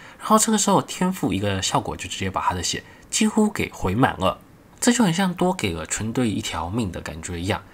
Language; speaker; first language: Chinese; native; Chinese